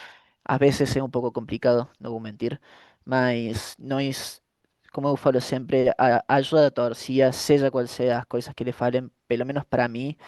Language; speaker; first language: Portuguese; non-native, fluent; Spanish